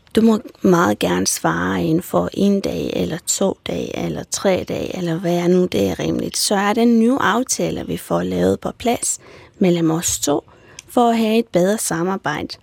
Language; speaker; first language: Danish; non-native, fluent; Romanian